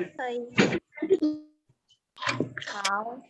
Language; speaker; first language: Chinese; non-native, learner; Indonesian